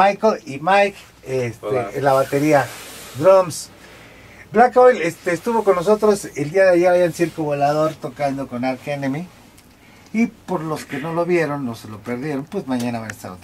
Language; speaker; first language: Spanish; native; Spanish